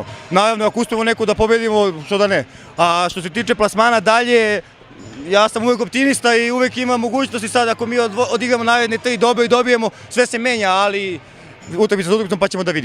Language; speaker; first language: Serbian; native; Serbian